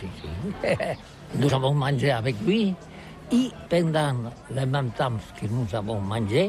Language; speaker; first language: French; non-native, learner; Catalan